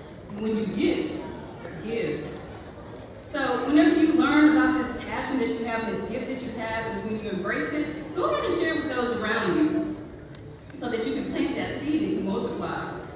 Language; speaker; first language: English; native; English